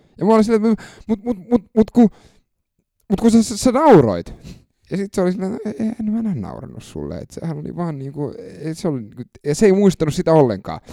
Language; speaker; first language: Finnish; native; Finnish